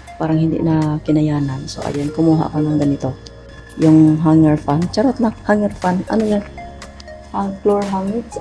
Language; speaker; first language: Filipino; non-native, local second language; Cebuano